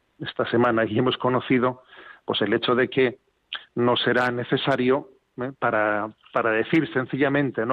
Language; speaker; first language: Spanish; native; Spanish